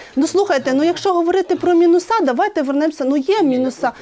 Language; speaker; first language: Ukrainian; native; Ukrainian